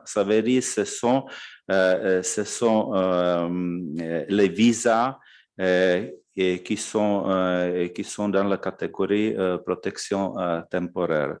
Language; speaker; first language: French; non-native, fluent; Czech